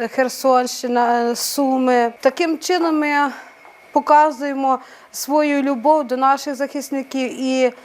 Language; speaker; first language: Ukrainian; native; Ukrainian